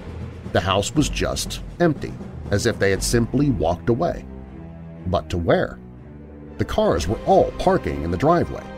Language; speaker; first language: English; native; English